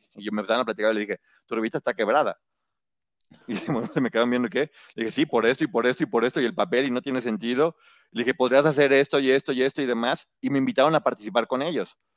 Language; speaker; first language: Spanish; native; Spanish